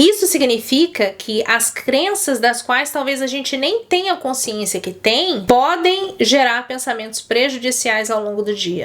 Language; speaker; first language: Portuguese; native; Portuguese